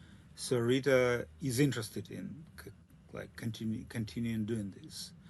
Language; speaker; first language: English; non-native, learner; Russian